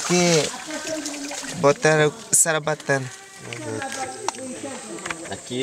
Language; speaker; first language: Portuguese; non-native, local second language; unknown